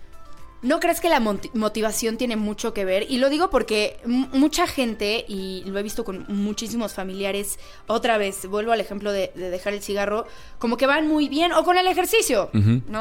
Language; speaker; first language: Spanish; native; Spanish